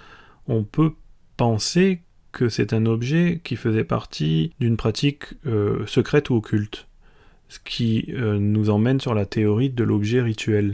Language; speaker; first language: French; native; French